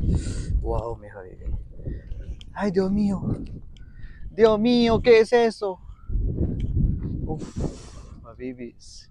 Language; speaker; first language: Spanish; non-native, fluent; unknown